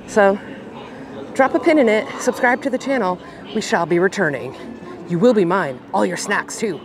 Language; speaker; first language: English; native; English